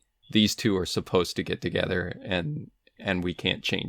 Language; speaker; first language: English; native; English